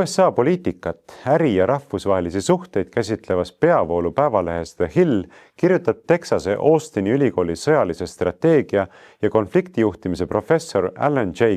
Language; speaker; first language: Estonian; native; Estonian